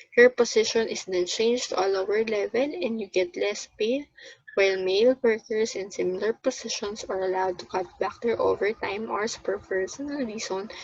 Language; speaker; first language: English; non-native, local second language; Filipino